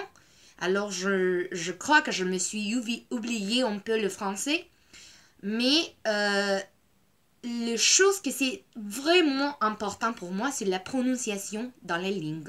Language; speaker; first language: French; non-native, learner; Spanish